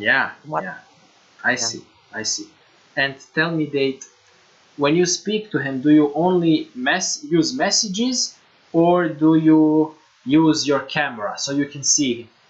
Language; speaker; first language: English; non-native, fluent; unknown